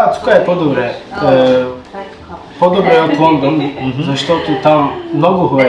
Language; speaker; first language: Bulgarian; non-native, local second language; Turkish